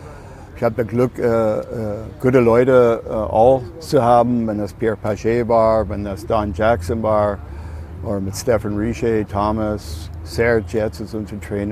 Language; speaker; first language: German; non-native, learner; English